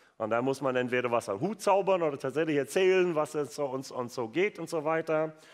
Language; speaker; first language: German; non-native, fluent; English